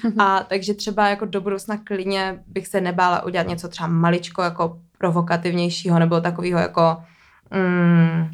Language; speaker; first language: Czech; early bilingual, other home language; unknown